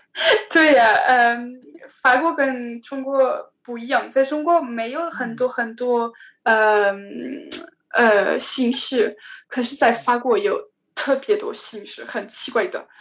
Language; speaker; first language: Chinese; non-native, learner; French